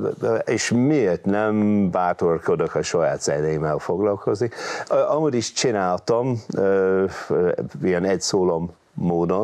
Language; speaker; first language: Hungarian; non-native, fluent; English